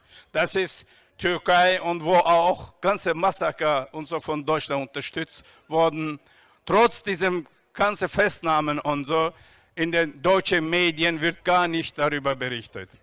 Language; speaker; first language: German; non-native, fluent; Turkish